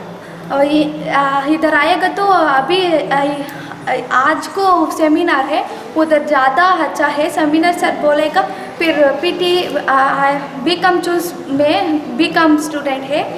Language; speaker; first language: Hindi; non-native, local second language; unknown